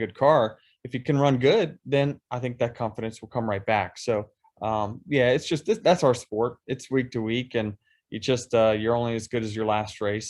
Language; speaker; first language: English; native; English